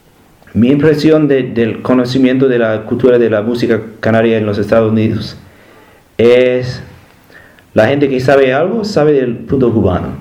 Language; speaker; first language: Spanish; non-native, learner; English